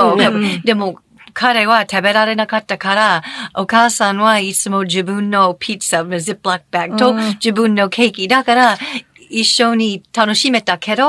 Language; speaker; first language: Japanese; non-native, fluent; English